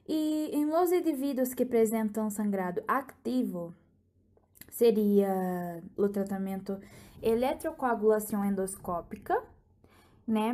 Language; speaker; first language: Portuguese; non-native, learner; Spanish